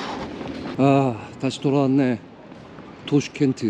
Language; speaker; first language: Korean; native; Korean